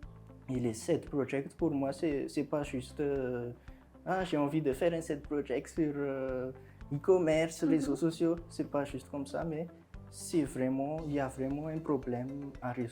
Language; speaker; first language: French; non-native, local second language; Malagasy